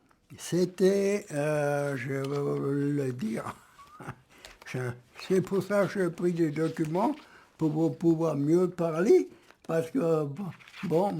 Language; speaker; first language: French; early bilingual, other home language; German